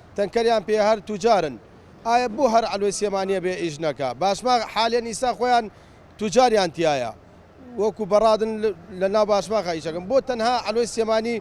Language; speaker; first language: Central Kurdish; native; Central Kurdish